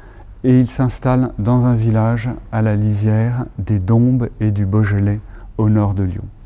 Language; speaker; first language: French; native; French